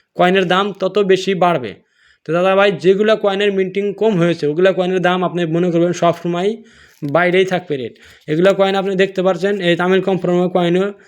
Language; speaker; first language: Bangla; non-native, local second language; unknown